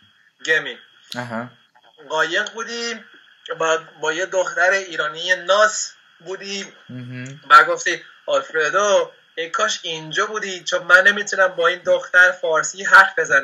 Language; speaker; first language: Persian; non-native, fluent; Spanish